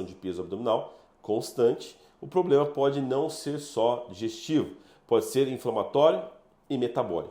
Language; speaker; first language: Portuguese; native; Portuguese